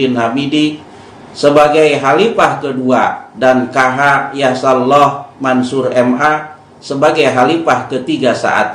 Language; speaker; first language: Indonesian; native; Indonesian